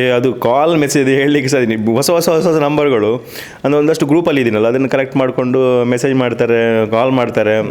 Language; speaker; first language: Kannada; non-native, local second language; Tulu